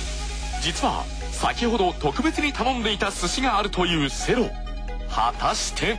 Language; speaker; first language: Japanese; native; Japanese